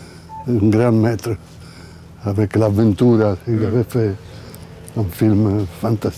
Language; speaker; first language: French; non-native, fluent; Italian